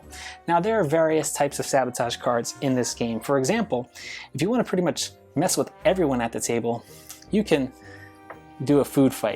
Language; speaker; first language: English; native; English